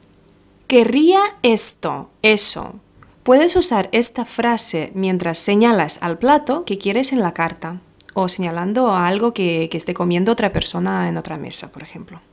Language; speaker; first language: Spanish; non-native, fluent; Russian